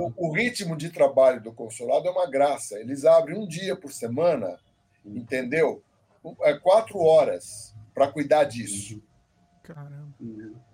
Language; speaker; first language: Portuguese; native; Portuguese